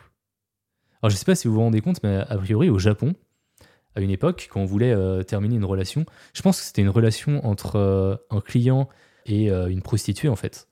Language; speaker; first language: French; native; French